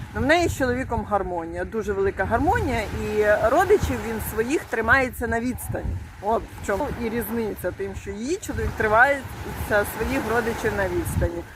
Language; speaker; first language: Ukrainian; native; Ukrainian